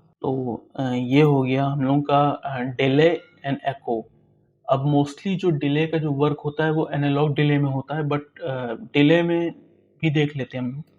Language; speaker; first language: Hindi; native; Hindi